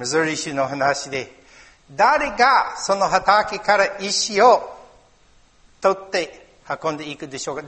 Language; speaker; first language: Japanese; non-native, learner; English